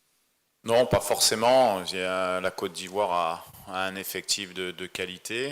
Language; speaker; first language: French; native; French